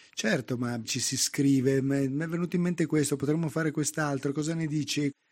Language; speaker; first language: Italian; native; Italian